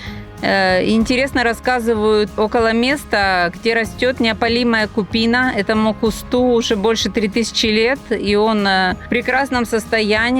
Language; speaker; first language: Russian; native; Russian